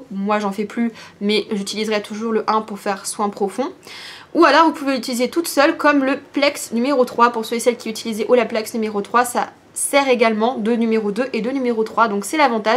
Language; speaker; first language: French; native; French